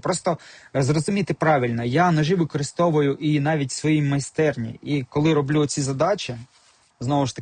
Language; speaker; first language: Ukrainian; native; Ukrainian